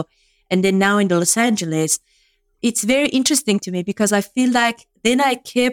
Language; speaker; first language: English; non-native, fluent; Persian